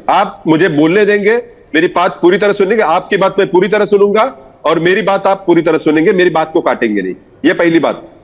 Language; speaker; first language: Hindi; non-native, local second language; Marathi